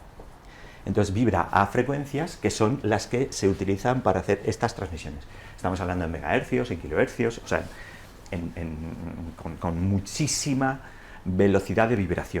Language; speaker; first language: Spanish; native; Spanish